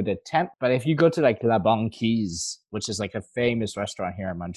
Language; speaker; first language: English; native; English